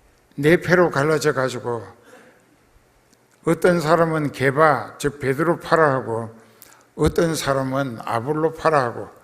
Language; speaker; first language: Korean; native; Korean